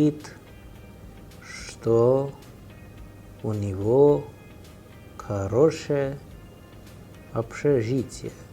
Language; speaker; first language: Russian; non-native, fluent; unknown